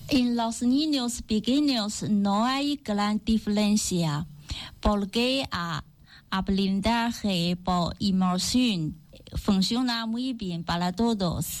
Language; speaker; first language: Spanish; non-native, learner; Chinese